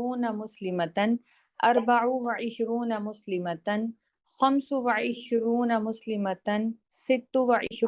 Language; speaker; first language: Arabic; non-native, learner; Urdu